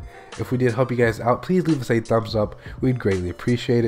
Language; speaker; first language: English; native; English